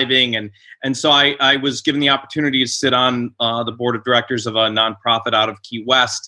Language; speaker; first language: English; native; English